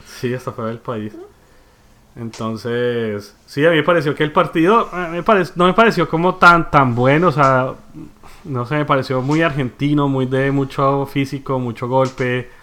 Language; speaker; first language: Spanish; native; Spanish